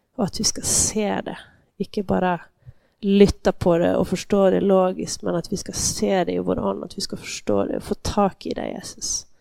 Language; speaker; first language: Swedish; native; Swedish